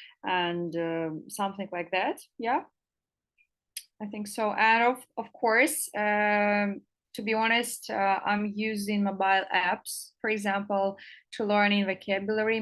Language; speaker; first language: English; non-native, fluent; Russian